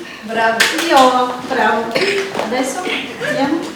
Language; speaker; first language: Italian; non-native, fluent; Bulgarian